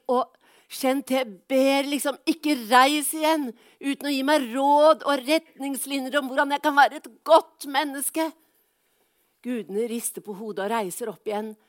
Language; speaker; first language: Norwegian; native; Norwegian